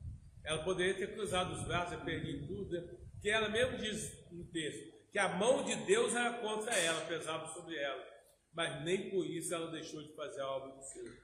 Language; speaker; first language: Portuguese; native; Portuguese